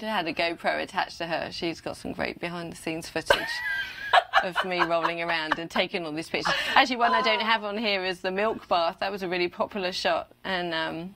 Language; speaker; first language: English; native; English